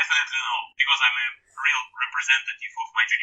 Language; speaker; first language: English; non-native, fluent; Russian